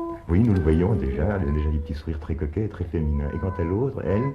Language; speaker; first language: French; native; French